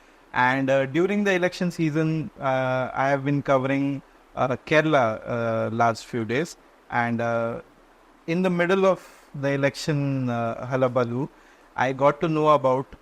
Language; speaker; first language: English; non-native, local second language; Konkani